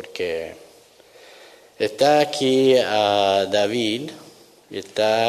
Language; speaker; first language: Spanish; non-native, fluent; English